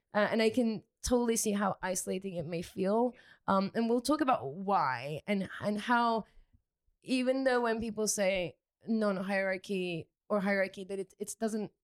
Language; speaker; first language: English; native; English